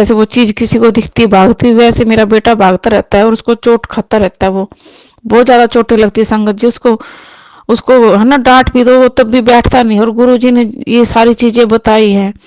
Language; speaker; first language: Hindi; non-native, local second language; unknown